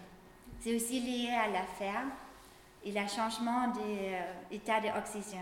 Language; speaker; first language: French; non-native, fluent; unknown